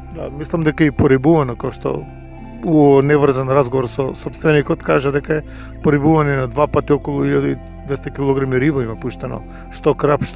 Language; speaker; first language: Macedonian; native; Macedonian